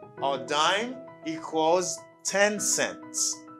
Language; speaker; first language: English; non-native, learner; Haitian Creole